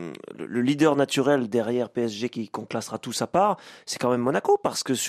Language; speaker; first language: French; native; French